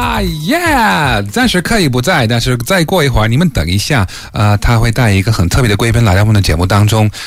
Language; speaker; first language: Chinese; non-native, fluent; English